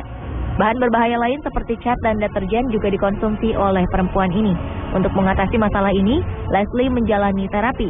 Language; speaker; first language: Indonesian; native; Indonesian